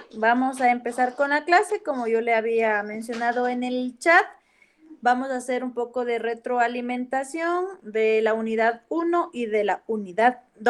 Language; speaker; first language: Spanish; native; Spanish